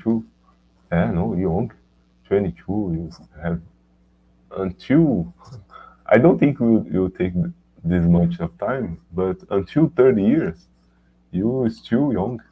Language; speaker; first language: English; non-native, learner; Portuguese